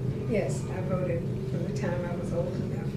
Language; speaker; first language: English; native; English